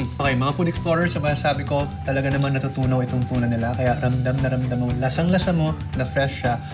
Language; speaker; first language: Filipino; native; Filipino